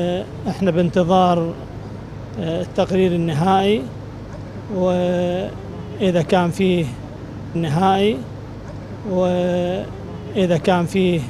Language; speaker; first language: Arabic; native; Arabic